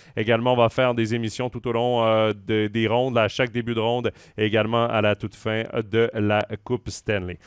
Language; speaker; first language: French; native; French